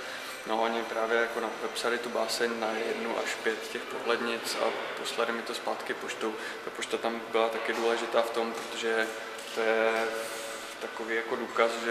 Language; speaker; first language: Czech; native; Czech